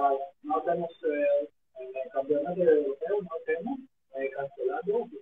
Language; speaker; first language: Portuguese; non-native, learner; Greek